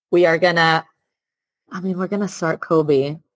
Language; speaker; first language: English; non-native, fluent; Italian